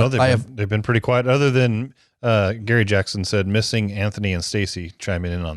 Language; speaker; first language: English; native; English